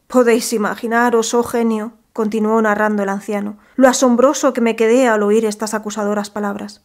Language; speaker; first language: Spanish; native; Spanish